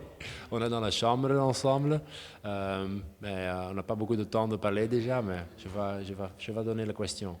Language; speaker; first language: French; non-native, local second language; Dutch